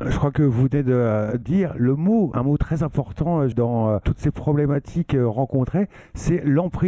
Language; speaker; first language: French; native; French